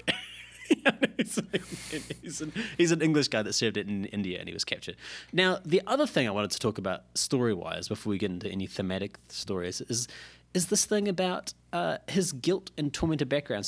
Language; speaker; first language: English; native; English